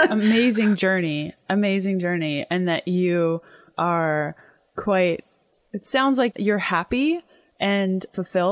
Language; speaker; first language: English; native; English